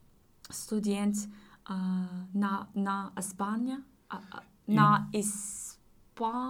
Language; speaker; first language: Russian; non-native, learner; English